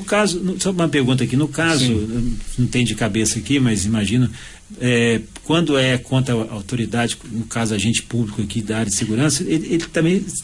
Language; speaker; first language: Portuguese; native; Portuguese